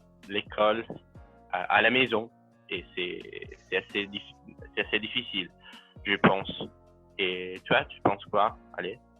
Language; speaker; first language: French; non-native, learner; Italian